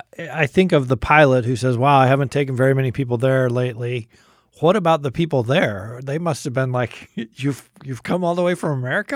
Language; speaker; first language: English; native; English